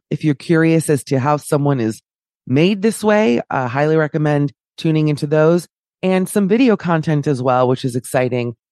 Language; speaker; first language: English; native; English